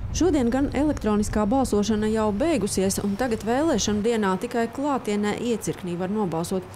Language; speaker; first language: Latvian; native; Latvian